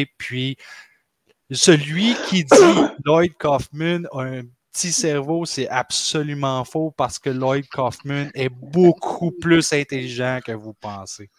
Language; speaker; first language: French; native; French